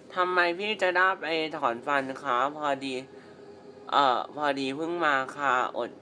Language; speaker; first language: Thai; native; Thai